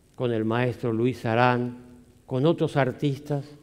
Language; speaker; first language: Spanish; native; Spanish